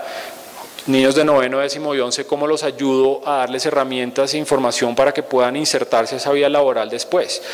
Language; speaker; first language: Spanish; native; Spanish